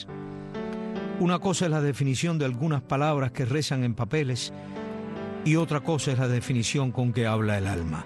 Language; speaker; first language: Spanish; native; Spanish